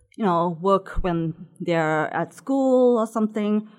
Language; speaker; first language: English; non-native, local second language; Sinhala